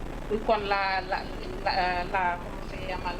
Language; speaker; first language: Spanish; non-native, fluent; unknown